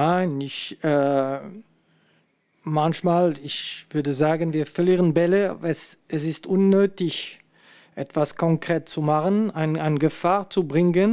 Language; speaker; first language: German; non-native, fluent; French